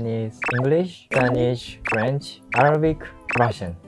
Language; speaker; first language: English; non-native, fluent; Japanese